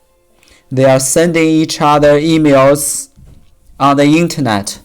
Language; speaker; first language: English; non-native, learner; Chinese